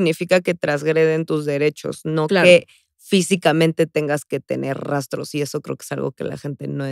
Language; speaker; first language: Spanish; native; Spanish